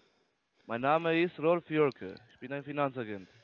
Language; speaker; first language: German; non-native, learner; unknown